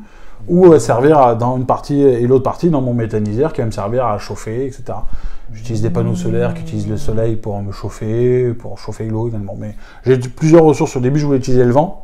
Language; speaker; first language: French; native; French